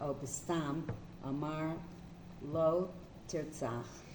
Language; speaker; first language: Hebrew; non-native, learner; English